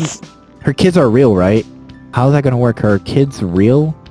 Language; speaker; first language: English; native; English